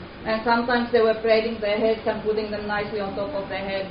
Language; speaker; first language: English; non-native, fluent; Finnish